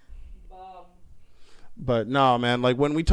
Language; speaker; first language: English; native; English